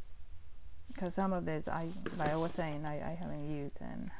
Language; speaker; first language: English; non-native, fluent; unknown